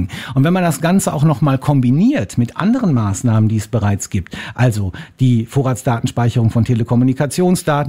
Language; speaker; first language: German; native; German